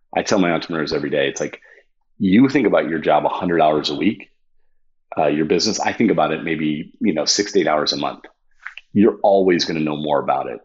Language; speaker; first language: English; native; English